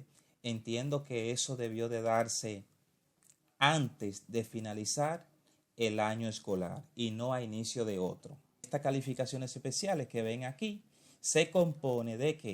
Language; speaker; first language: Spanish; native; Spanish